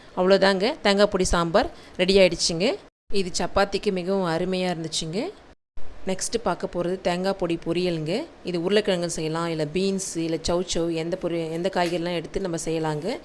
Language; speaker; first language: Tamil; native; Tamil